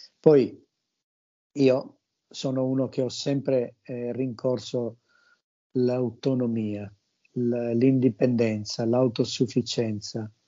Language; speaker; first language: Italian; native; Italian